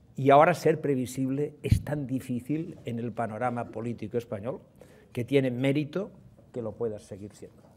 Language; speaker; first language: Spanish; non-native, local second language; Catalan